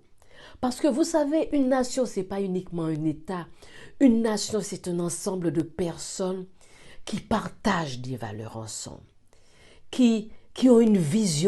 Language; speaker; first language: French; native; French